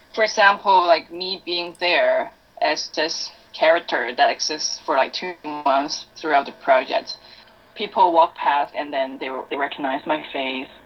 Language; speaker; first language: English; non-native, local second language; Cantonese